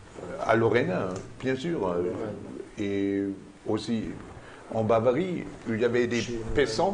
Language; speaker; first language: French; non-native, learner; German